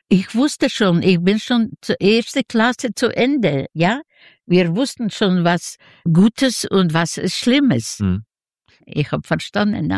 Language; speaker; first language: German; non-native, learner; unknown